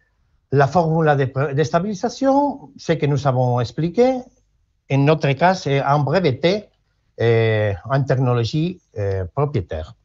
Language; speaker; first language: French; non-native, learner; Spanish